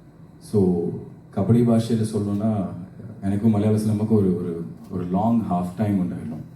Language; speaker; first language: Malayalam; non-native, learner; Tamil